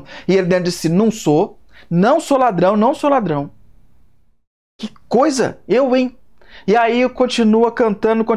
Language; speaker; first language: Portuguese; native; Portuguese